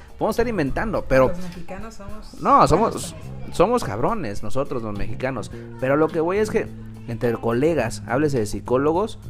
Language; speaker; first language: Spanish; native; Spanish